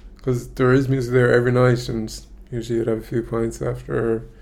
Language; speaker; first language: English; native; English